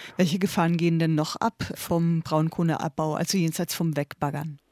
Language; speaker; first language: German; native; German